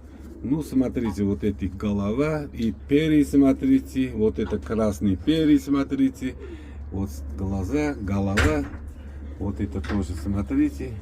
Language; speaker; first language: Russian; non-native, local second language; Uzbek